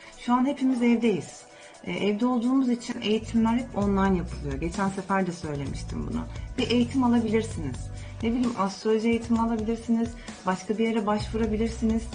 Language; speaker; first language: Turkish; native; Turkish